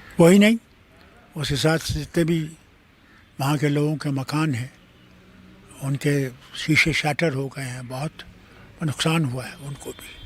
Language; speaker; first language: Urdu; non-native, local second language; Kashmiri